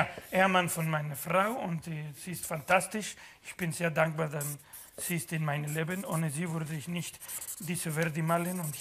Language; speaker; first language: German; non-native, fluent; Spanish